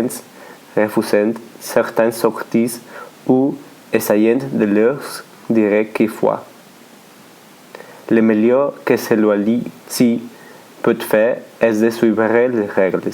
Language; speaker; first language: French; non-native, learner; Spanish